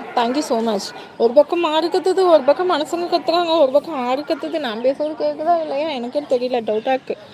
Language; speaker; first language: Tamil; non-native, local second language; Telugu